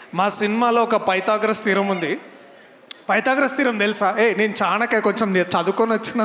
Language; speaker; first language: Telugu; native; Telugu